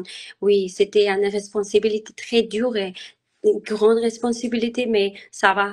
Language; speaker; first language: French; non-native, learner; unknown